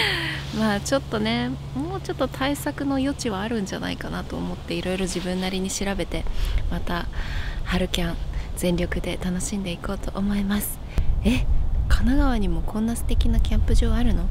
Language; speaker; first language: Japanese; native; Japanese